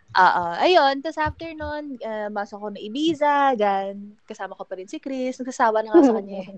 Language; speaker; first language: Filipino; early bilingual, heritage; Filipino